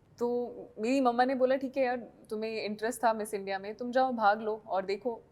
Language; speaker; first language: Hindi; native; Hindi